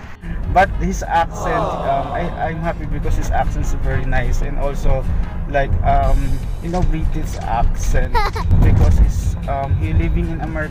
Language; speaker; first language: English; non-native, learner; Filipino